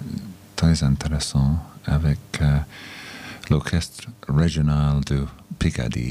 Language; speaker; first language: French; non-native, learner; English